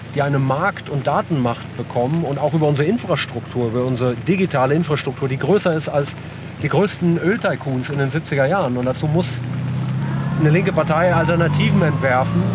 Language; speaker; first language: German; non-native, local second language; Italian